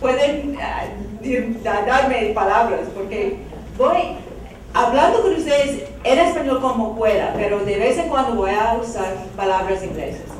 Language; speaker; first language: Spanish; non-native, learner; English